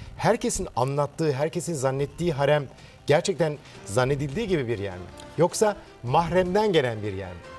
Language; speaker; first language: Turkish; native; Turkish